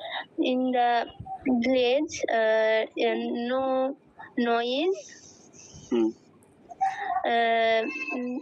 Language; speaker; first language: English; non-native, learner; Bangla